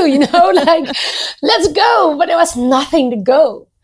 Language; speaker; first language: English; non-native, fluent; Dutch